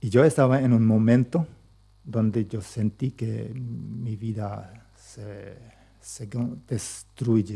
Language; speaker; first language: Spanish; non-native, local second language; Plautdietsch